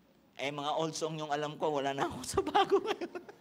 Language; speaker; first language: Filipino; native; Filipino